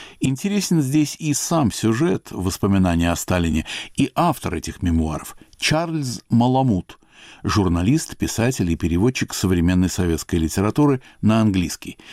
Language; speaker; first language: Russian; native; Russian